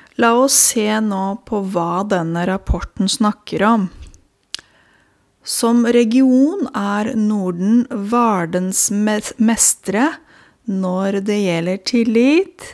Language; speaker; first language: Norwegian; non-native, fluent; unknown